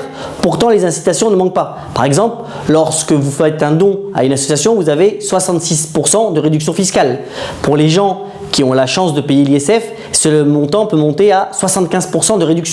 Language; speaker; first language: French; native; French